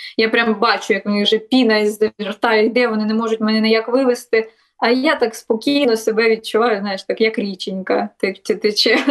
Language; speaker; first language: Ukrainian; non-native, local second language; Russian